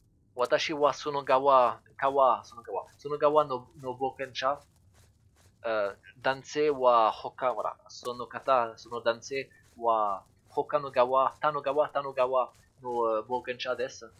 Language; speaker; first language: Japanese; non-native, learner; French